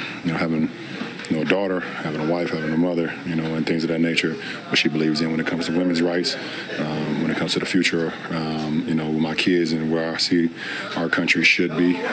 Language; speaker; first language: English; native; English